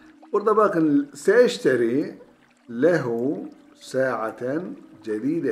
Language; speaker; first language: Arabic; non-native, fluent; Turkish